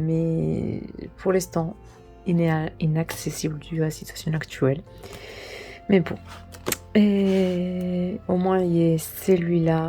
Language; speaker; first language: French; non-native, learner; Spanish